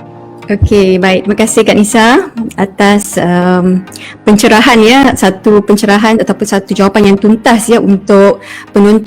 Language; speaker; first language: Malay; native; Malay